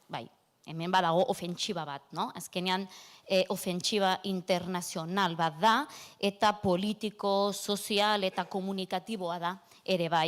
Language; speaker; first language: Basque; non-native, local second language; Catalan